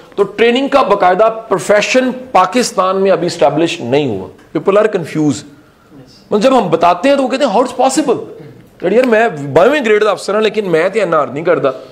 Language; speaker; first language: Urdu; non-native, local second language; Punjabi